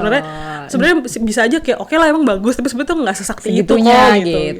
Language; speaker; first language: Indonesian; native; Indonesian